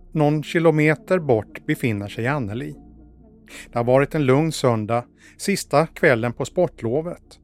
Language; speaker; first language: Swedish; native; Swedish